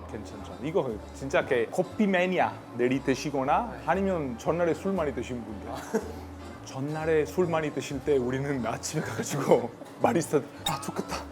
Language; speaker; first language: Korean; non-native, fluent; Italian